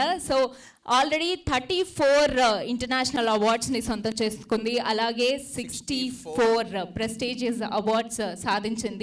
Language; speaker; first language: Telugu; native; Telugu